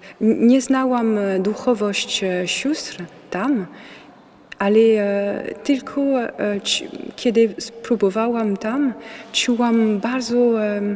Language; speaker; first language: Polish; non-native, learner; French